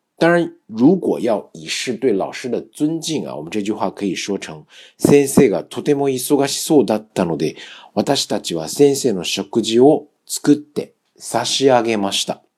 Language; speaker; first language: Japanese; non-native, fluent; Chinese